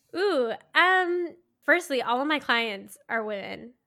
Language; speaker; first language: English; native; English